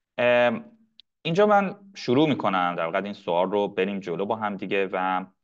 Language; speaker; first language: Persian; non-native, local second language; Arabic